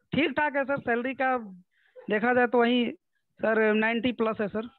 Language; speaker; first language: Hindi; native; Hindi